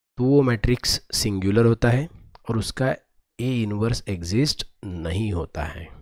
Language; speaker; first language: Hindi; non-native, local second language; Marathi